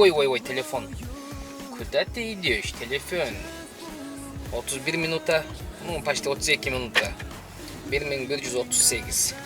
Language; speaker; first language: Russian; non-native, local second language; Kyrgyz